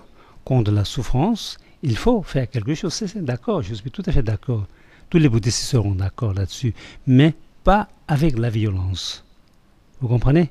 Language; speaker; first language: French; non-native, fluent; Tibetan